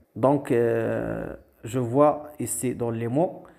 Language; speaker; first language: French; non-native, local second language; Arabic